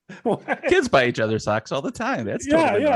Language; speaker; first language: English; native; English